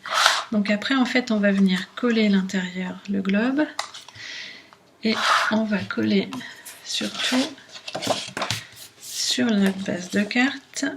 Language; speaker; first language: French; native; French